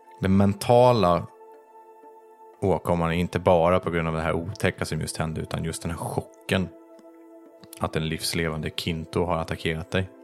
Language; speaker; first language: Swedish; native; Swedish